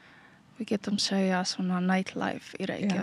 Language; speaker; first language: Icelandic; non-native, learner; Polish